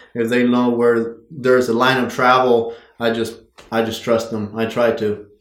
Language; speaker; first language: English; non-native, fluent; Spanish